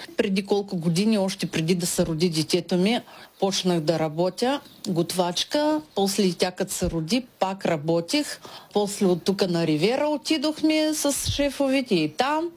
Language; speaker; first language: Bulgarian; non-native, fluent; Russian